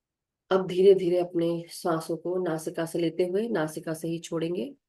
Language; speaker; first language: Hindi; native; Hindi